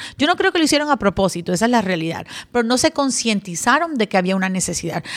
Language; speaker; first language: Spanish; early bilingual, other home language; English